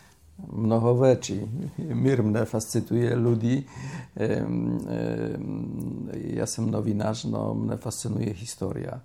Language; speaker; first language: Slovak; non-native, learner; Polish